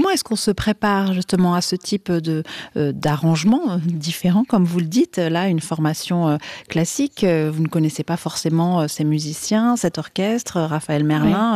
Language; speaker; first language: French; native; French